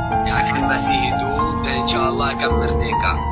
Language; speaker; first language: Indonesian; non-native, fluent; Arabic